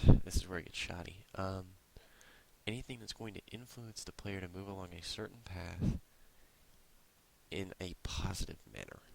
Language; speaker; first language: English; native; English